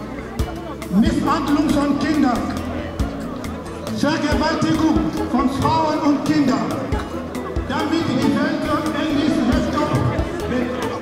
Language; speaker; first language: German; non-native, fluent; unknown